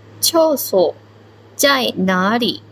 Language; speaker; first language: Chinese; non-native, learner; Korean